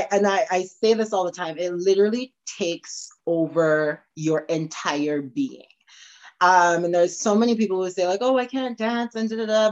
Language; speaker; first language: English; native; English